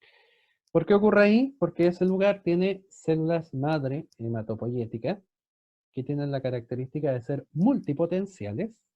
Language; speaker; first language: Spanish; native; Spanish